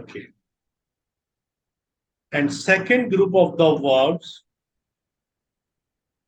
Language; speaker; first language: English; non-native, local second language; Urdu